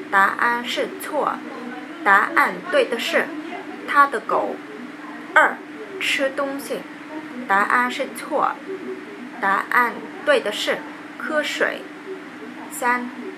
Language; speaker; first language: Chinese; non-native, learner; Vietnamese